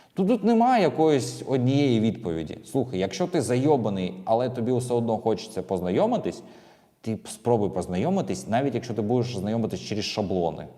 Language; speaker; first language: Ukrainian; native; Ukrainian